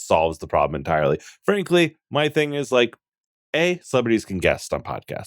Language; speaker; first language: English; native; English